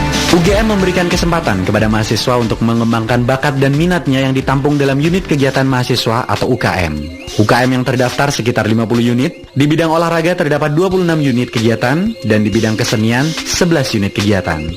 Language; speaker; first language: Indonesian; native; Indonesian